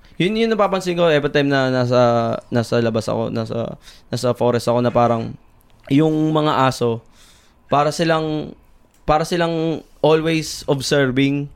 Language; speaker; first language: Filipino; native; Filipino